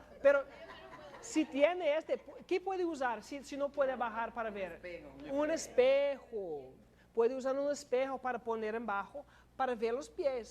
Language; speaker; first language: Spanish; non-native, learner; English